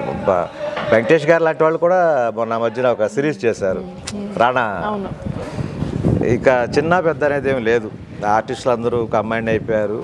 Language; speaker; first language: Telugu; native; Telugu